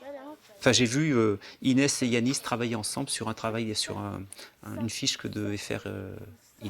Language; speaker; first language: French; native; French